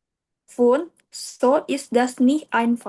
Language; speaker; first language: German; non-native, learner; Indonesian